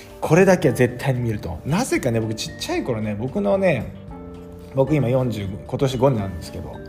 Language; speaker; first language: Japanese; native; Japanese